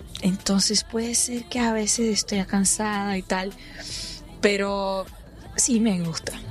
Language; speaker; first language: Spanish; non-native, fluent; Portuguese